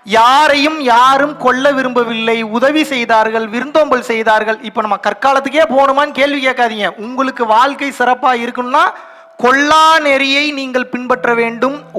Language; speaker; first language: Tamil; non-native, local second language; Telugu